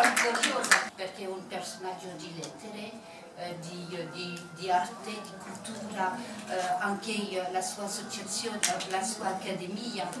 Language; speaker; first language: Italian; non-native, fluent; French